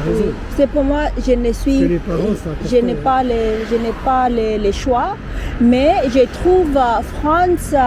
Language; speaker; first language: French; non-native, learner; Zulu